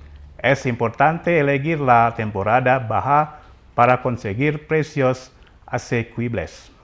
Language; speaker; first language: Spanish; non-native, fluent; Indonesian